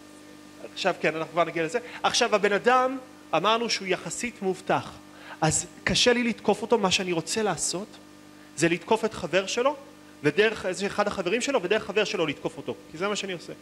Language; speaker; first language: Hebrew; native; Hebrew